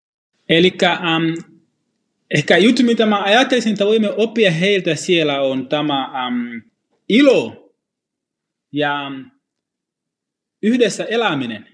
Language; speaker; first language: Finnish; non-native, fluent; Swahili